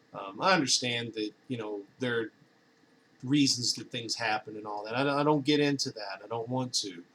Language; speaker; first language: English; native; English